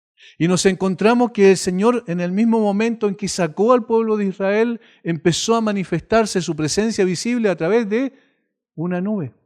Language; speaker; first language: Spanish; native; Spanish